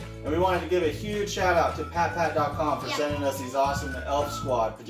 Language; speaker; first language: English; native; English